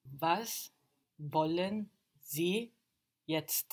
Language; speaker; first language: German; non-native, learner; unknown